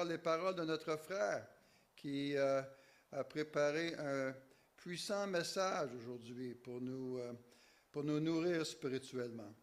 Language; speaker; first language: French; native; French